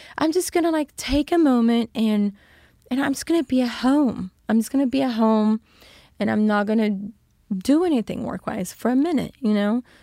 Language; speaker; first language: English; non-native, fluent; Portuguese